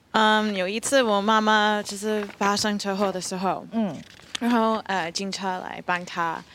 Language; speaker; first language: Chinese; non-native, fluent; English